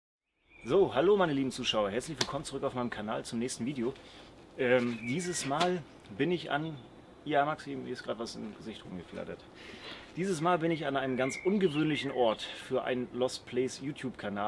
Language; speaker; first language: German; native; German